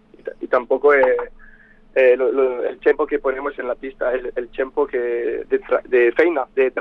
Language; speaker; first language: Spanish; non-native, fluent; French